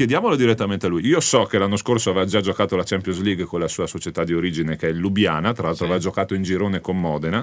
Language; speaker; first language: Italian; native; Italian